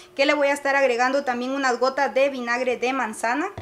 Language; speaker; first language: Spanish; native; Spanish